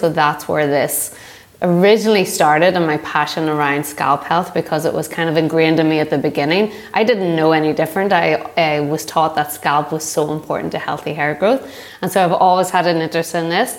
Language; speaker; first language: English; native; English